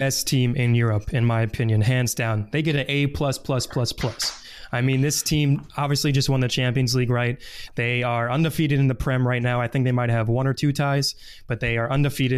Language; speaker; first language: English; native; English